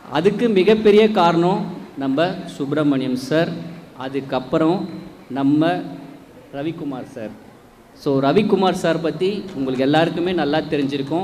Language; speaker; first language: Tamil; native; Tamil